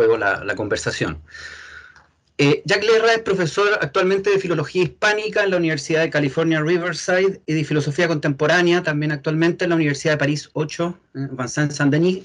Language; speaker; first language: Spanish; native; Spanish